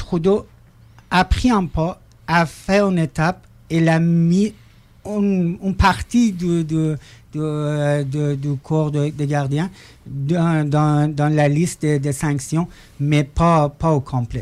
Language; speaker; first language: French; non-native, fluent; Persian